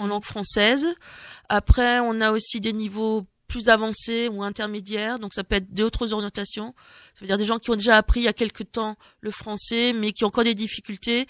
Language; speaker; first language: French; native; French